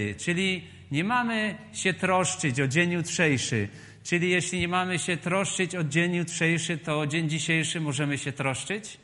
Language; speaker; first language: Polish; native; Polish